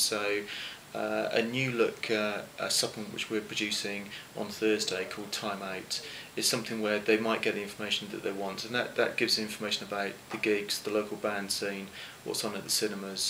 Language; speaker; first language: English; native; English